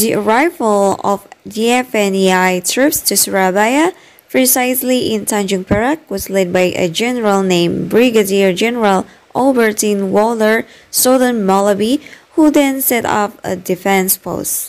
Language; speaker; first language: English; non-native, fluent; Indonesian